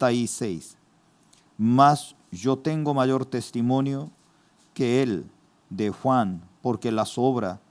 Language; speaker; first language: Spanish; non-native, fluent; Korean